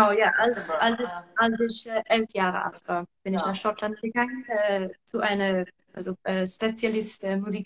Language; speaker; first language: German; non-native, fluent; English